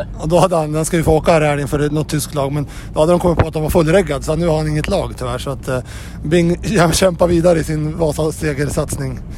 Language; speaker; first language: Swedish; native; Swedish